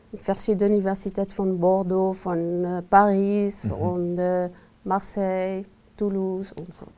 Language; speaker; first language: German; non-native, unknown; Arabic